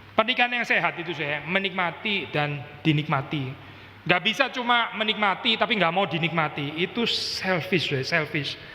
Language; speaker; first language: Indonesian; native; Indonesian